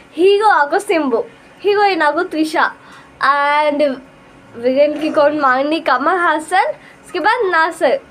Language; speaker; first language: Hindi; non-native, local second language; Urdu